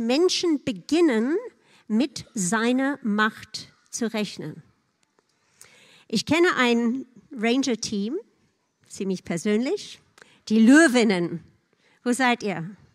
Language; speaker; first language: German; non-native, fluent; English